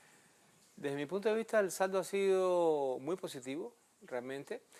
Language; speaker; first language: Spanish; native; Spanish